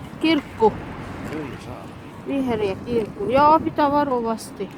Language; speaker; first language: Finnish; non-native, learner; Thai